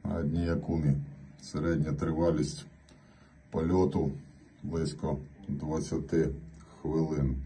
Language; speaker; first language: Ukrainian; native; Ukrainian